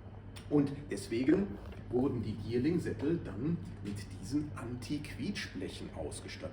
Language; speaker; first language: German; native; German